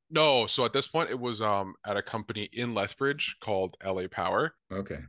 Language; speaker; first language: English; native; English